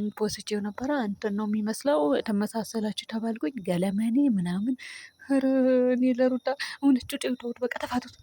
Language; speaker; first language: Amharic; native; Amharic